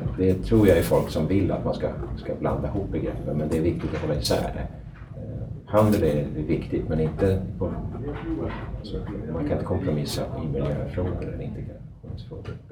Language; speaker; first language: Swedish; native; Swedish